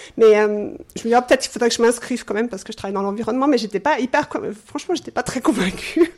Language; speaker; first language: French; non-native, fluent; English